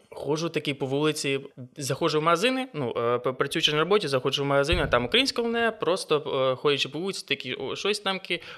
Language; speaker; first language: Ukrainian; non-native, local second language; Russian